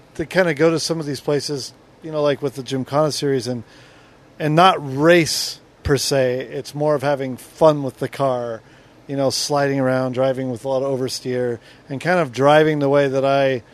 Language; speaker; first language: English; native; English